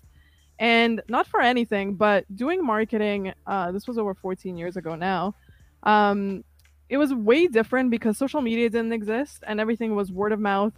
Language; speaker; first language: English; non-native, fluent; Kazakh